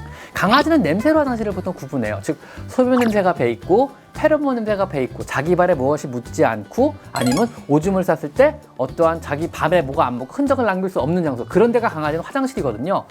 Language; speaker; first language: Korean; native; Korean